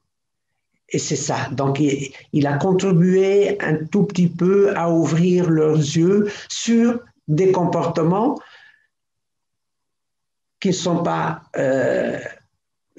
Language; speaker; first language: French; non-native, local second language; Arabic